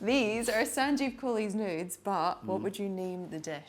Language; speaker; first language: English; native; English